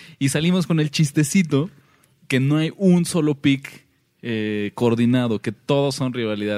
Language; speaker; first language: Spanish; native; Spanish